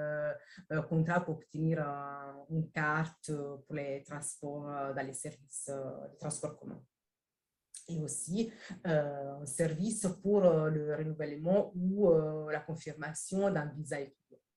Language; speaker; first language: French; non-native, fluent; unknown